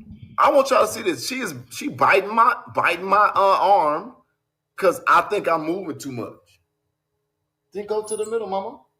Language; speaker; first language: English; native; English